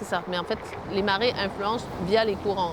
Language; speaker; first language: French; native; French